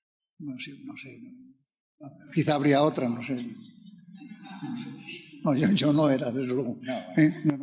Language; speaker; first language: Spanish; native; Spanish